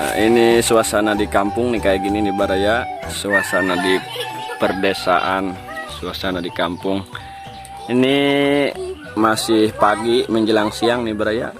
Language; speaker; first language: Indonesian; non-native, local second language; Sundanese